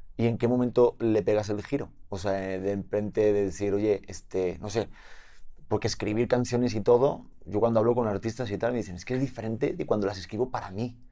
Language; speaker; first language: Spanish; native; Spanish